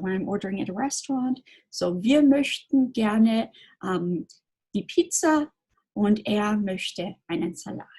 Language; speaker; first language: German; non-native, fluent; English